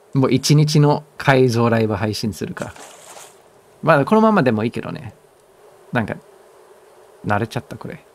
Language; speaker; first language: Japanese; native; Japanese